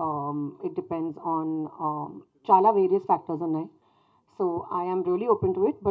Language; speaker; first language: Telugu; non-native, fluent; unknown